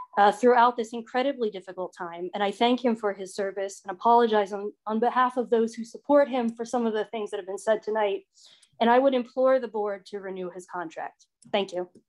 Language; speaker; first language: English; native; English